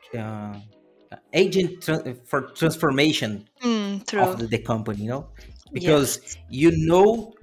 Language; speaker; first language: English; non-native, learner; Portuguese